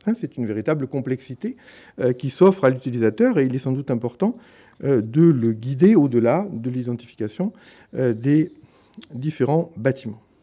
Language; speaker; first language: French; native; French